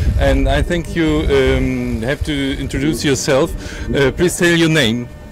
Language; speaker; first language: English; non-native, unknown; German